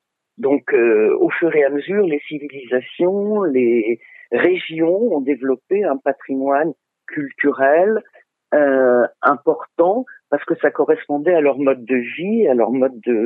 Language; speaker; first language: French; native; French